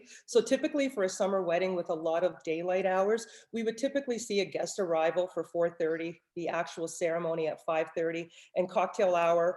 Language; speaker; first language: English; native; English